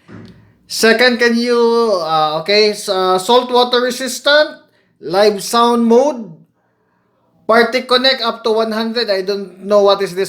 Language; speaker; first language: English; non-native, local second language; Filipino